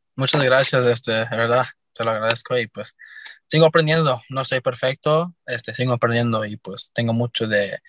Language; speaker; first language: Spanish; early bilingual, heritage; Spanish